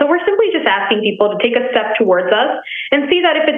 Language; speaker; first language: English; non-native, local second language; Nepali